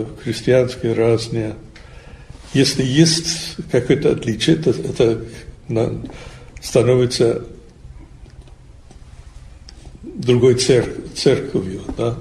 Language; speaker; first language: Russian; non-native, fluent; English